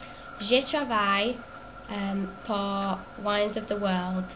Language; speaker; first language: French; non-native, learner; English